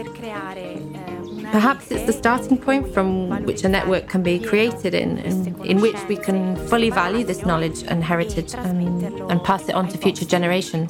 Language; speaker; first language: English; non-native, fluent; Ladin